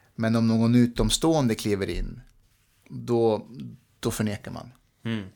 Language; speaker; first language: Swedish; early bilingual, other home language; Persian